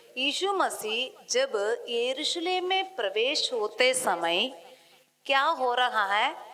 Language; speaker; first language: Hindi; non-native, local second language; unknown